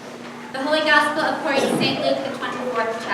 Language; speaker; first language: English; native; English